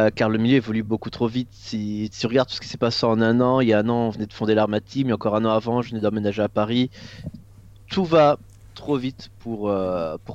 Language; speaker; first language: French; native; French